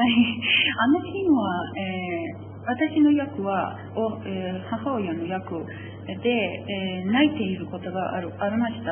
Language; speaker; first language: Japanese; non-native, learner; Persian